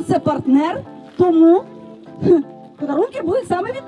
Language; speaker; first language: Ukrainian; native; Ukrainian